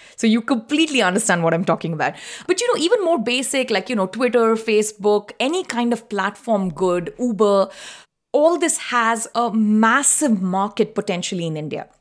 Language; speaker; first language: English; non-native, local second language; Tamil